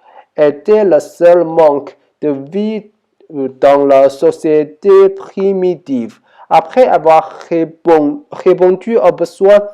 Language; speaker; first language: French; non-native, learner; Chinese